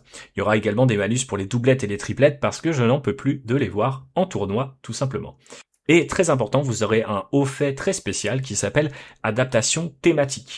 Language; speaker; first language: French; native; French